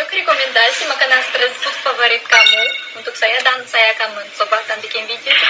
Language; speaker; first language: Indonesian; non-native, fluent; Russian